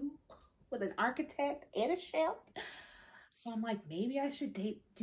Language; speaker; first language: English; native; English